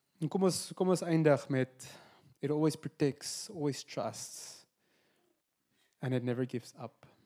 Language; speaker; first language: English; non-native, local second language; Afrikaans